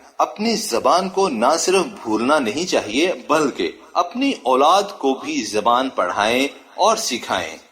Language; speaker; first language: Urdu; non-native, local second language; Punjabi